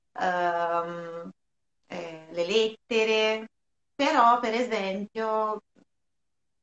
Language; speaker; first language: Italian; non-native, fluent; Portuguese